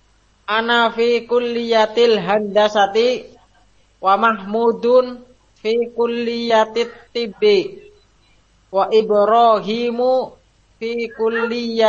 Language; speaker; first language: Arabic; non-native, learner; Indonesian